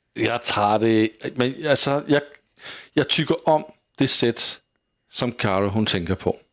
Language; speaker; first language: Swedish; non-native, learner; Danish